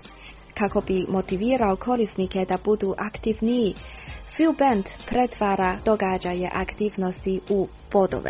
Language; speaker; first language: Croatian; native; Croatian